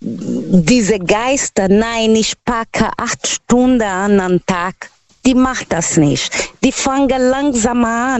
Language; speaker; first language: German; non-native, learner; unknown